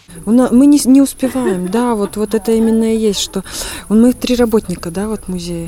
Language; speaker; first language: Russian; non-native, local second language; Latvian